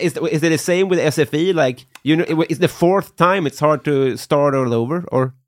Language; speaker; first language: English; non-native, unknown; Swedish